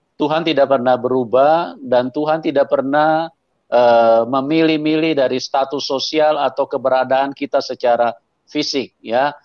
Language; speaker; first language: Indonesian; native; Indonesian